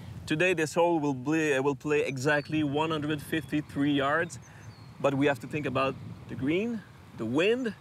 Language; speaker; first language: English; non-native, learner; French